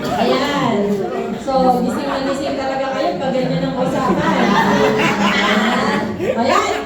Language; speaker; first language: Filipino; native; Filipino